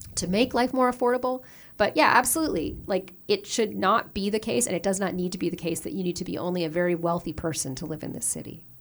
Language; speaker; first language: English; native; English